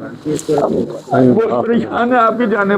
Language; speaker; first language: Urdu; non-native, local second language; Northern Hindko